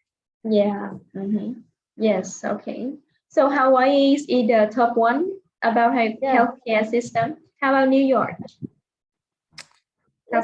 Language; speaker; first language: English; non-native, fluent; Vietnamese